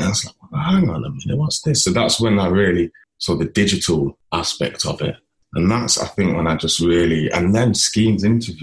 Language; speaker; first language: English; native; English